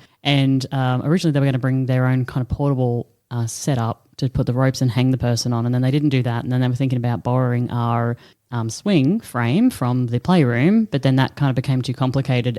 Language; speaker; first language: English; native; English